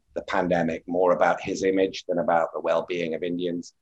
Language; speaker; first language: English; native; English